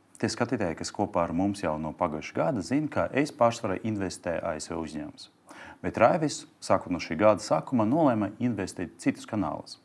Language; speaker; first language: Latvian; non-native, local second language; Russian